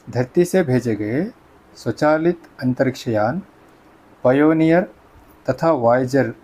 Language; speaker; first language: Hindi; non-native, local second language; Kannada